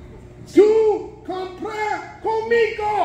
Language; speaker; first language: Spanish; non-native, learner; English